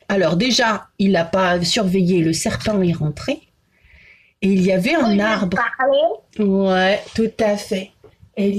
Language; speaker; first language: French; native; French